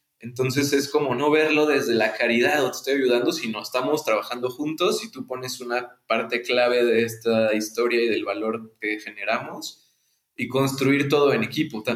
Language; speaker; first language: Spanish; native; Spanish